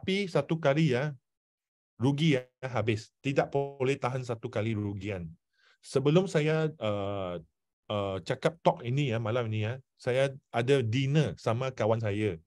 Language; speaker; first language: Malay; non-native, local second language; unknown